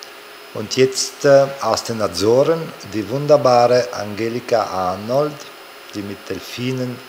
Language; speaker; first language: German; non-native, fluent; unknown